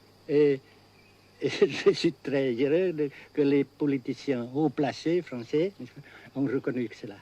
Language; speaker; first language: French; non-native, local second language; Vietnamese